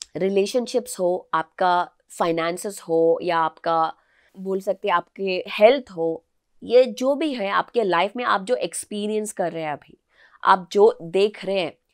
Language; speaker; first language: Hindi; non-native, local second language; Telugu